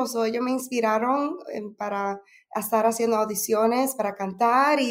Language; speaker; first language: Spanish; early bilingual, heritage; Spanish